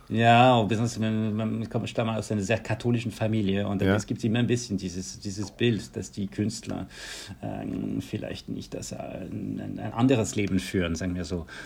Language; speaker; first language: German; non-native, fluent; French